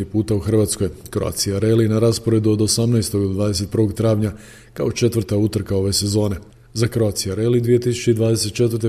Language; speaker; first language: Croatian; native; Croatian